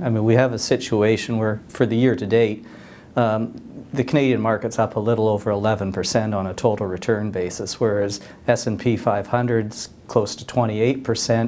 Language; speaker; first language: English; native; English